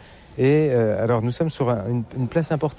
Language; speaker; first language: French; native; French